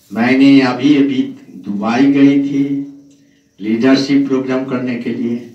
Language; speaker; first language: Hindi; non-native, local second language; Bangla